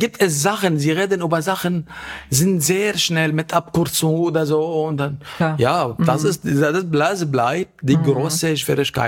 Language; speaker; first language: German; non-native, learner; Arabic